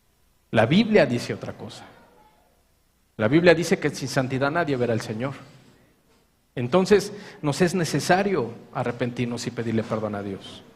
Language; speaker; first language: Spanish; native; Spanish